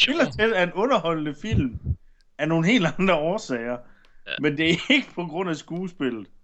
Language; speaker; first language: Danish; native; Danish